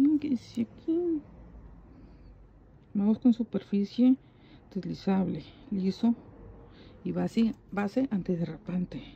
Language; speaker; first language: Spanish; native; Spanish